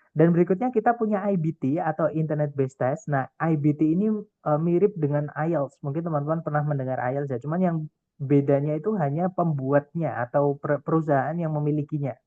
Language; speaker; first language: Indonesian; non-native, local second language; Javanese